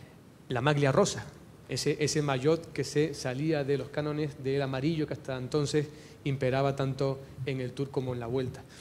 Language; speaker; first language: Spanish; native; Spanish